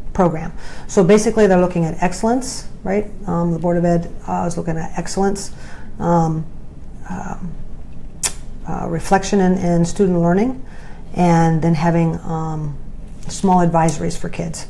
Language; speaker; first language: English; native; English